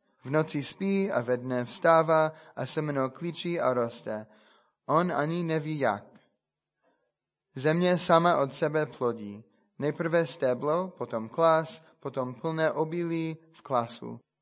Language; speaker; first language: Czech; non-native, fluent; English